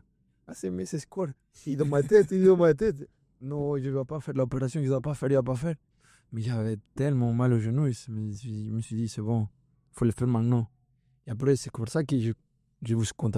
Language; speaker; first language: French; non-native, fluent; Spanish